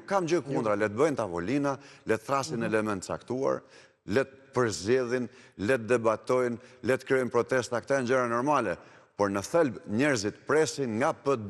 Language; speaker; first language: Albanian; native; Albanian